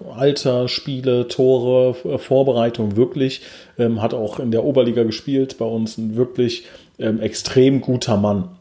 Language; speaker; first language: German; native; German